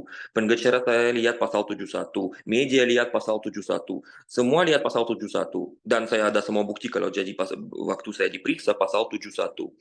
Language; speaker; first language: Indonesian; non-native, fluent; Russian